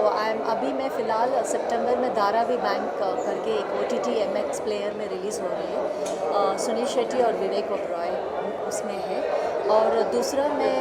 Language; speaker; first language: Hindi; non-native, local second language; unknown